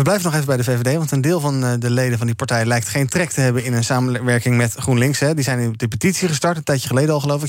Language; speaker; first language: Dutch; native; Dutch